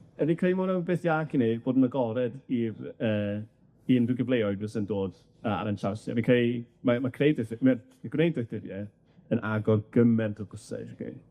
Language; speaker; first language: Welsh; native; Welsh